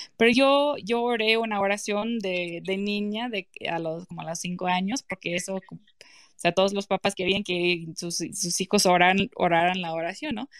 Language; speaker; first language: Spanish; non-native, fluent; English